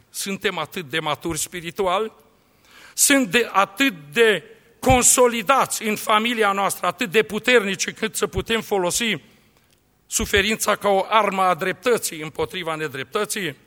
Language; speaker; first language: Romanian; native; Romanian